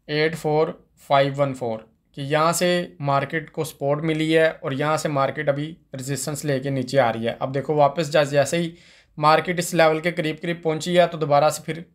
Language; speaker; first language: Urdu; non-native, local second language; Punjabi